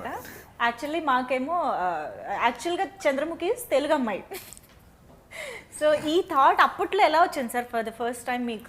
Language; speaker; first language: Telugu; native; Telugu